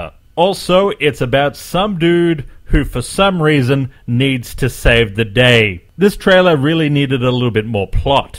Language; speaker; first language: English; native; English